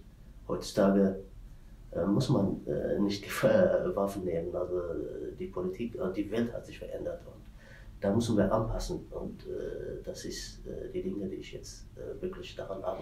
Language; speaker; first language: German; non-native, fluent; Tigrinya